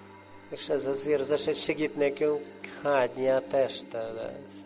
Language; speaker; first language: Hungarian; non-native, fluent; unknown